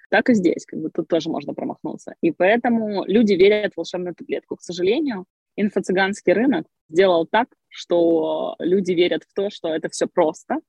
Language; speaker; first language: Russian; native; Russian